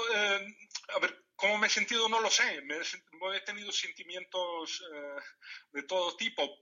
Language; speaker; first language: Spanish; non-native, fluent; Riffian